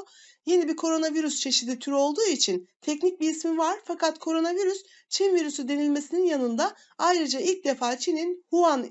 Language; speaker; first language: Turkish; native; Turkish